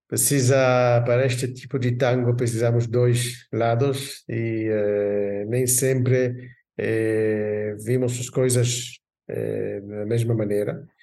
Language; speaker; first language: Portuguese; non-native, fluent; Hebrew